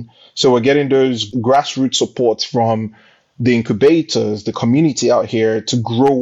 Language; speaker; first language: English; non-native, local second language; Yoruba